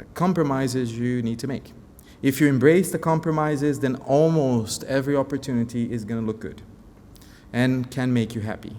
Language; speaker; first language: English; non-native, fluent; Portuguese